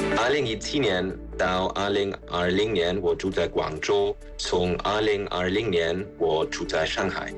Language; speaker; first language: Chinese; non-native, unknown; German